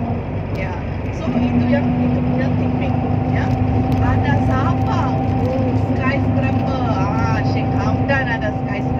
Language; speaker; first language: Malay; non-native, local second language; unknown